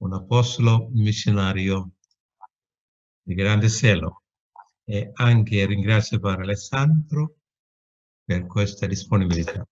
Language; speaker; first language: Italian; non-native, fluent; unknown